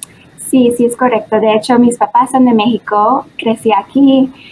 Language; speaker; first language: Spanish; early bilingual, heritage; Spanish